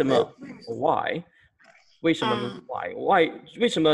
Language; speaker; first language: Chinese; non-native, fluent; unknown